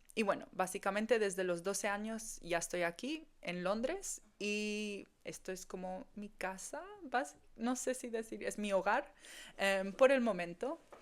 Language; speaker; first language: Spanish; early bilingual, heritage; Spanish